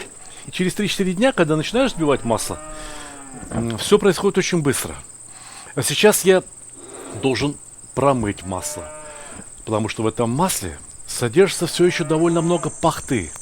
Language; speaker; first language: Russian; native; Russian